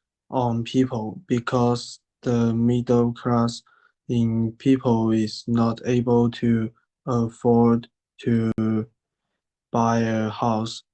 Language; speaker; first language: English; non-native, learner; Chinese